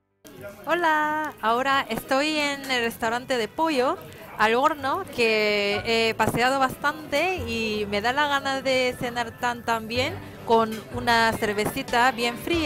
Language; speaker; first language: Spanish; non-native, fluent; Korean